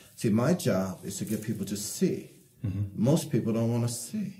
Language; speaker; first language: English; native; English